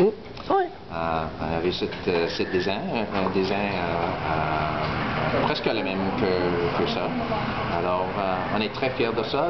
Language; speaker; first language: French; non-native, learner; English